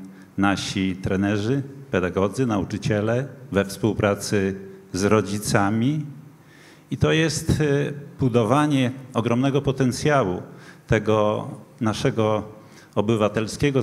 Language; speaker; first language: Polish; native; Polish